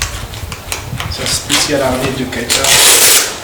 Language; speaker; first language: French; non-native, learner; Malagasy